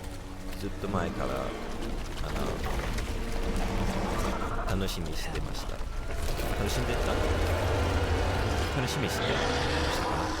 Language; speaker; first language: Japanese; non-native, learner; English